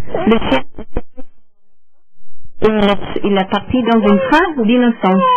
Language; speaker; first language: French; non-native, learner; English